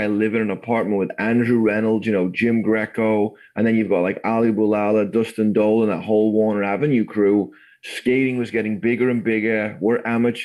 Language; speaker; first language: English; native; English